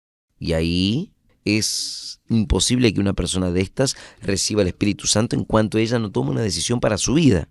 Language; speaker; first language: Spanish; non-native, fluent; Portuguese